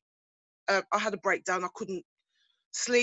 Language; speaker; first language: English; native; English